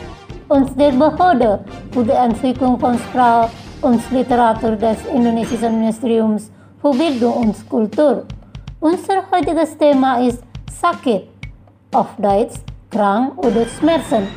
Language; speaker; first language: German; non-native, fluent; Indonesian